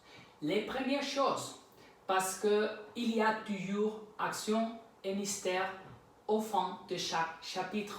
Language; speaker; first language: French; non-native, learner; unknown